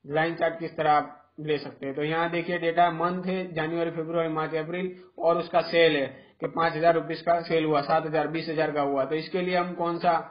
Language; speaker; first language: Hindi; non-native, local second language; Gujarati